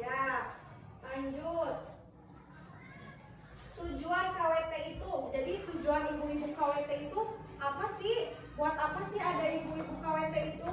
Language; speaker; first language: Indonesian; native; Indonesian